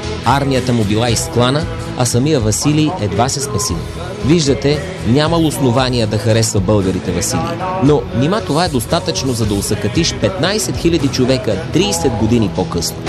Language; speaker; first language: Bulgarian; native; Bulgarian